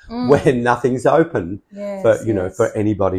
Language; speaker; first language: English; native; English